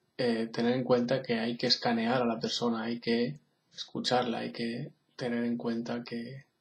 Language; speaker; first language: Spanish; native; Spanish